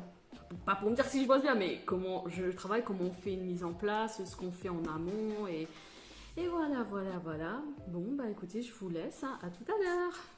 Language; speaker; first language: French; native; French